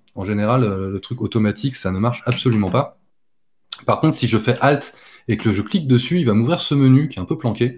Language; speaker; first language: French; native; French